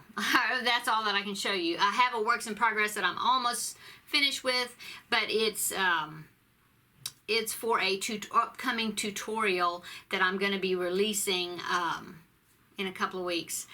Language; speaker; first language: English; native; English